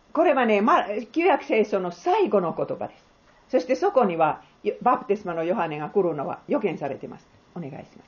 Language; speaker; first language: Japanese; non-native, fluent; Finnish